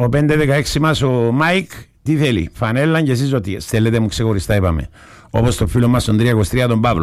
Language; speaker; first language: Greek; native; Greek